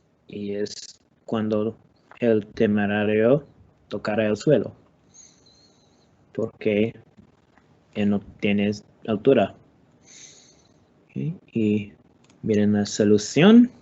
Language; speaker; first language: Spanish; non-native, learner; English